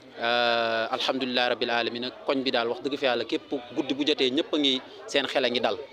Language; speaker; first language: Wolof; native; Wolof